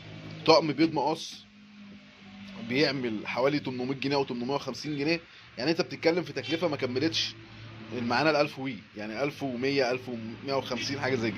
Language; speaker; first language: Arabic; native; Arabic